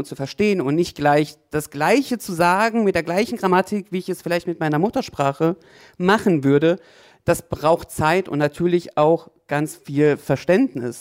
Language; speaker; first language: German; native; German